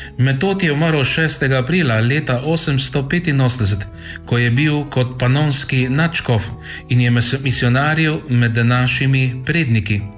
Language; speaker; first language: Slovenian; native; Slovenian